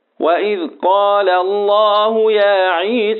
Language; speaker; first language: Arabic; native; Arabic